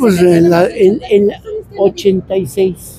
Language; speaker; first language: Spanish; native; Spanish